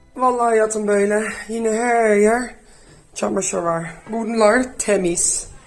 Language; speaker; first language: Turkish; early bilingual, heritage; Turkish